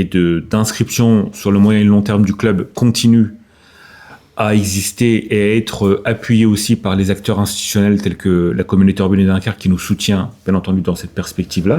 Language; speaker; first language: French; native; French